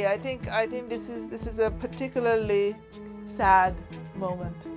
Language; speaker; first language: English; non-native, local second language; Bangla